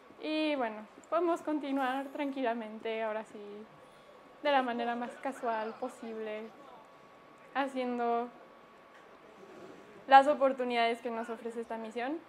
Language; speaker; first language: Spanish; native; Spanish